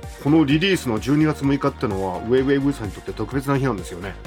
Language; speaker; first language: Japanese; native; Japanese